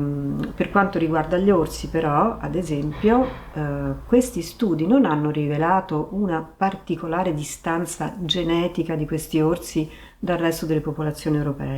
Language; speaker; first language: Italian; native; Italian